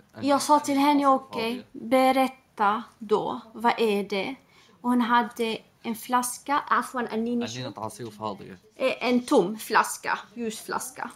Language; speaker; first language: Swedish; non-native, fluent; Arabic